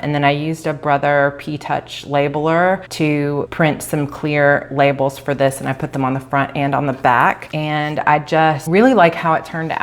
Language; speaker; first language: English; native; English